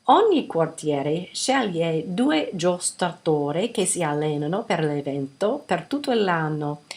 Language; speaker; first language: Italian; non-native, fluent; English